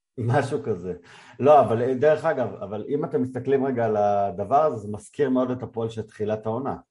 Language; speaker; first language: Hebrew; native; Hebrew